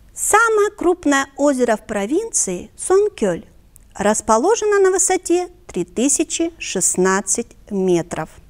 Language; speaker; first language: Russian; non-native, local second language; Kyrgyz